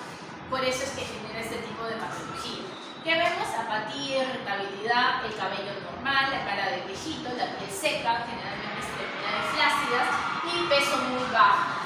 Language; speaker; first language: Spanish; native; Spanish